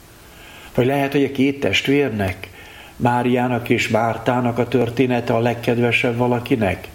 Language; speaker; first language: Hungarian; native; Hungarian